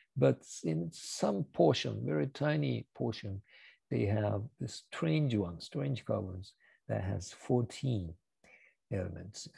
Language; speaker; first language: English; non-native, fluent; Japanese